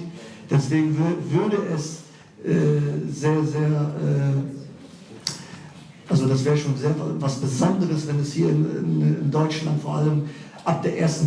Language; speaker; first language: German; early bilingual, other home language; Kurdish